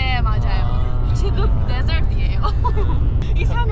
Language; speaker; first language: Korean; non-native, learner; Persian